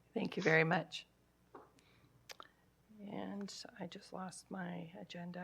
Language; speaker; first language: English; native; English